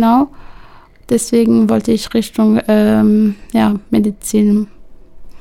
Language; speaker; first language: German; non-native, local second language; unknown